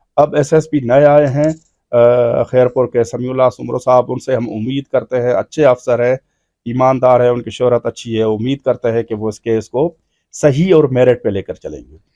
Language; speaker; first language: Urdu; non-native, local second language; Sindhi